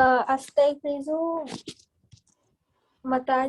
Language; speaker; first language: Arabic; non-native, learner; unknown